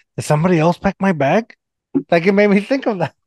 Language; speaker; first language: English; non-native, fluent; Spanish